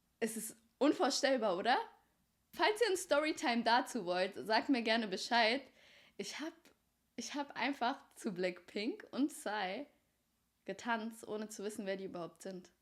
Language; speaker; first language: German; early bilingual, other home language; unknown